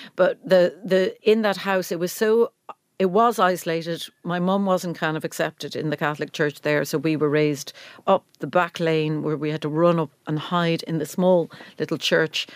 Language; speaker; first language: English; native; English